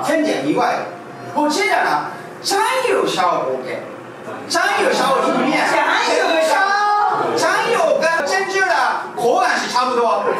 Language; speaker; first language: Chinese; non-native, fluent; Japanese